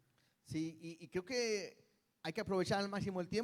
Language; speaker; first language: Spanish; native; Spanish